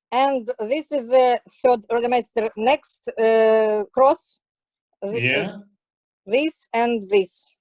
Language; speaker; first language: English; non-native, learner; Russian